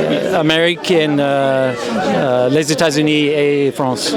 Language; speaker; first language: French; non-native, learner; English